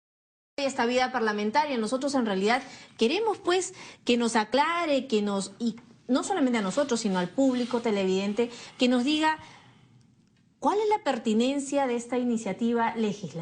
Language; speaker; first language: Spanish; native; Spanish